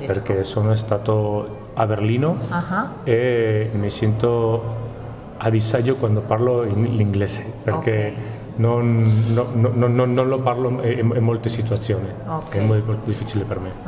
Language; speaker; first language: Italian; non-native, learner; Spanish